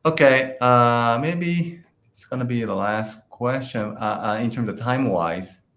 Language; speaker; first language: English; non-native, fluent; Japanese